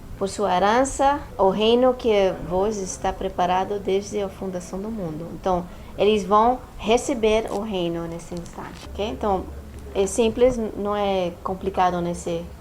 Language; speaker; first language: Portuguese; non-native, fluent; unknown